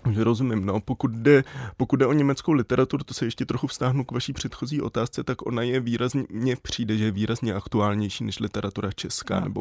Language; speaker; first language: Czech; native; Czech